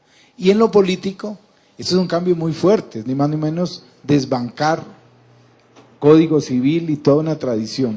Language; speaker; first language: Spanish; native; Spanish